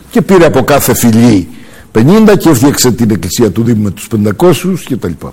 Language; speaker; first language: Greek; early bilingual, heritage; Greek